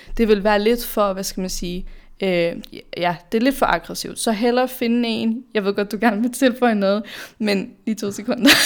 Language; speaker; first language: Danish; early bilingual, other home language; Arabic